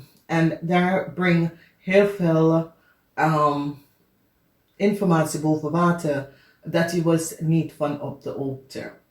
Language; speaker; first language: Dutch; non-native, fluent; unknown